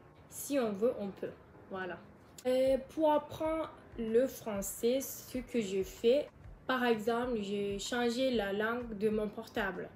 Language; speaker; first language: French; non-native, learner; Turkish